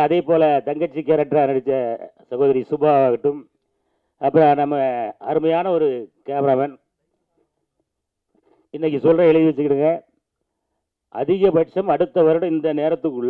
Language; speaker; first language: Tamil; native; Tamil